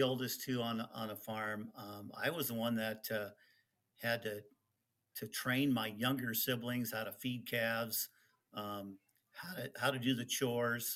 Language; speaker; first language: English; early bilingual, other home language; Dutch